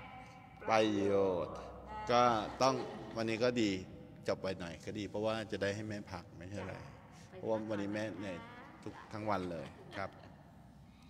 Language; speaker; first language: Thai; native; Thai